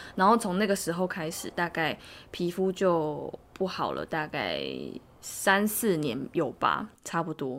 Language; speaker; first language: Chinese; native; Chinese